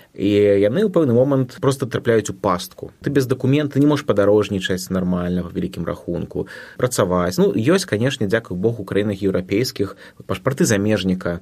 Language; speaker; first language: Belarusian; native; Belarusian